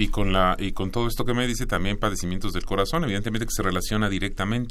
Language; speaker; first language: Spanish; native; Spanish